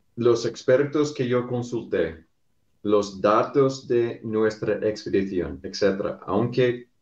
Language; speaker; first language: Spanish; non-native, fluent; English